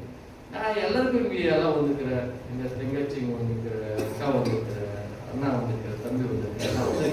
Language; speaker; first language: Tamil; non-native, learner; Kannada